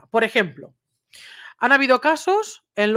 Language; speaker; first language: Spanish; native; Spanish